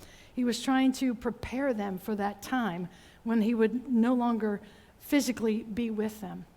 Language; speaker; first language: English; native; English